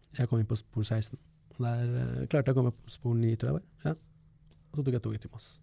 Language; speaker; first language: Norwegian; early bilingual, other home language; Kurdish